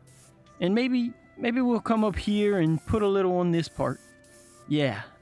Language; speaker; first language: English; native; English